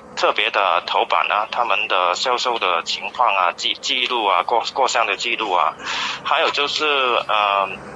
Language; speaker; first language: Chinese; non-native, fluent; Cantonese